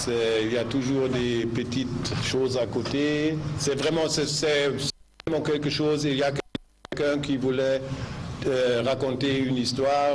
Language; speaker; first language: French; non-native, learner; German